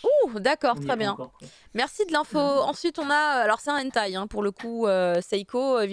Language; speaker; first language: French; native; French